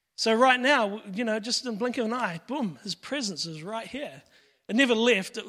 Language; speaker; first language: English; native; English